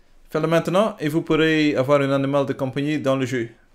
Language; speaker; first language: French; non-native, learner; Dutch